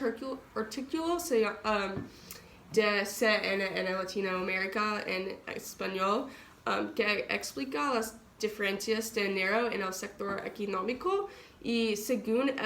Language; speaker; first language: Spanish; non-native, learner; English